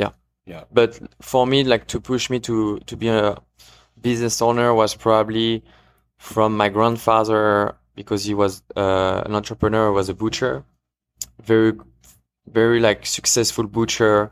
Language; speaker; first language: English; non-native, fluent; French